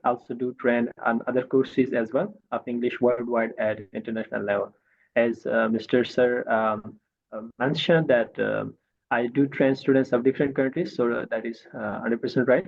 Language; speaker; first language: English; non-native, fluent; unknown